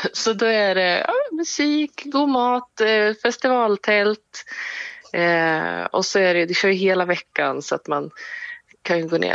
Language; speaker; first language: Swedish; native; Swedish